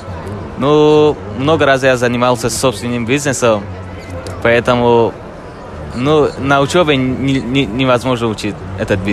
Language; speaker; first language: Russian; non-native, learner; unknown